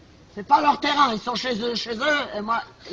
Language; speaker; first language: French; native; French